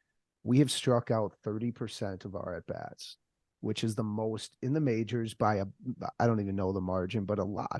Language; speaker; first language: English; native; English